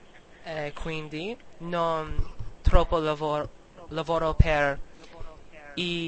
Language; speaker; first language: Italian; non-native, learner; English